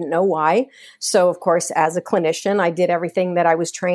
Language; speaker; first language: English; native; English